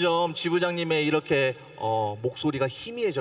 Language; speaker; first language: Korean; early bilingual, heritage; Korean